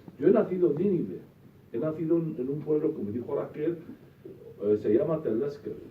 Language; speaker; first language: Spanish; non-native, fluent; Arabic